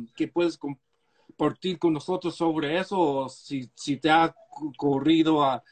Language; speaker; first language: Spanish; early bilingual, heritage; Spanish